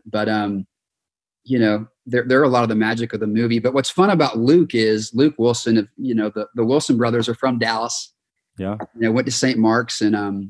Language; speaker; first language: English; native; English